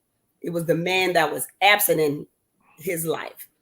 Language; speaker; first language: English; native; English